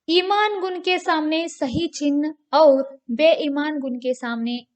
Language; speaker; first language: Hindi; non-native, local second language; Kannada